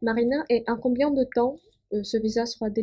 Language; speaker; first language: French; non-native, fluent; Russian